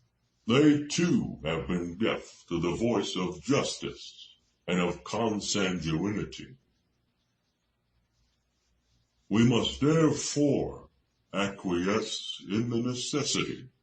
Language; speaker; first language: English; native; English